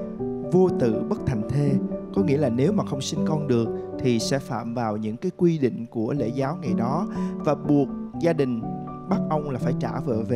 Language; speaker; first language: Vietnamese; native; Vietnamese